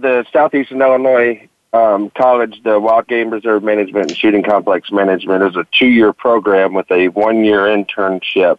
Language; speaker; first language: English; native; English